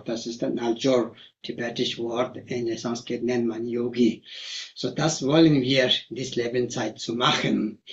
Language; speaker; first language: German; non-native, fluent; Tibetan